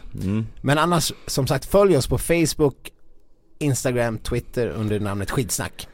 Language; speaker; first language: Swedish; native; Swedish